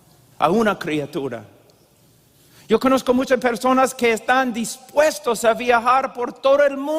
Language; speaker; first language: Spanish; non-native, fluent; English